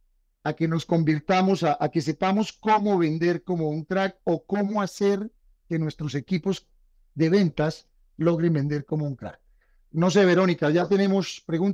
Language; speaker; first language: Spanish; native; Spanish